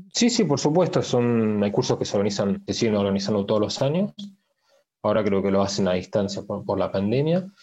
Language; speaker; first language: Spanish; early bilingual, heritage; Spanish